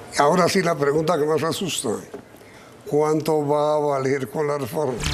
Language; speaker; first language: Spanish; native; Spanish